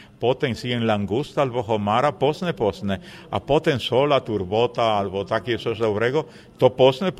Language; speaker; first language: Polish; non-native, fluent; Spanish